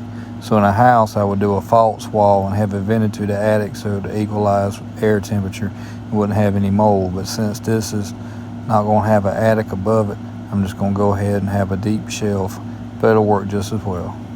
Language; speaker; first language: English; native; English